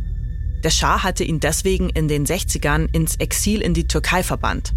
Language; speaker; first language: German; native; German